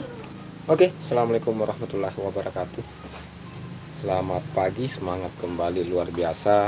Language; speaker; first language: Indonesian; native; Indonesian